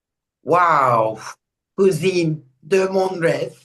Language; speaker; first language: French; non-native, learner; Turkish